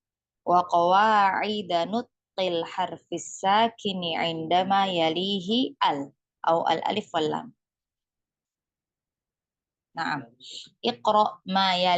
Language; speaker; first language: Arabic; non-native, fluent; Indonesian